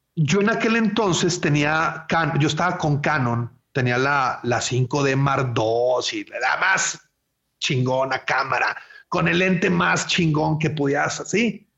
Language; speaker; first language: Spanish; native; Spanish